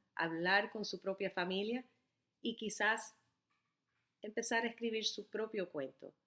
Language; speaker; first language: Spanish; early bilingual, heritage; Spanish